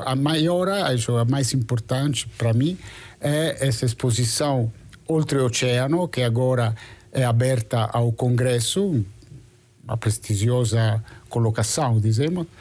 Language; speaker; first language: Portuguese; non-native, fluent; Italian